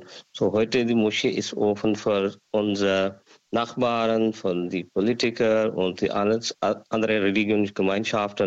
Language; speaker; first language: German; non-native, learner; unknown